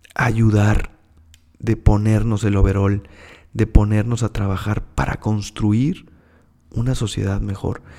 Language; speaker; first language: Spanish; native; Spanish